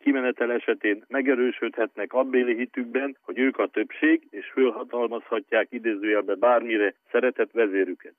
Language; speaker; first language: Hungarian; native; Hungarian